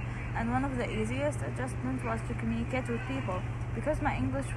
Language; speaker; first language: English; non-native, fluent; Arabic